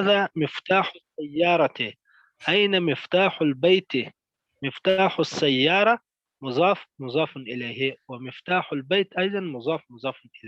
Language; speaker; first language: Arabic; non-native, learner; Pashto